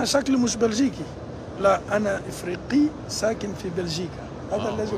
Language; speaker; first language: Arabic; non-native, learner; Bambara